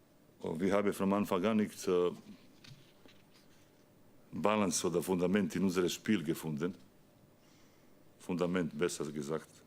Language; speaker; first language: German; non-native, learner; Bosnian